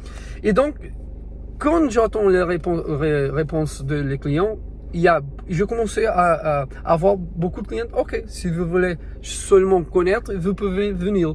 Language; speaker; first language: French; non-native, learner; Portuguese